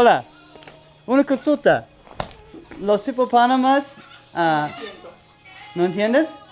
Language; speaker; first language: Spanish; non-native, learner; English